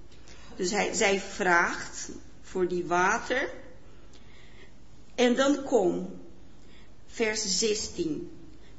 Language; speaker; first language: Dutch; non-native, fluent; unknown